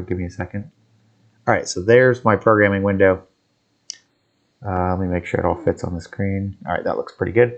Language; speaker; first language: English; native; English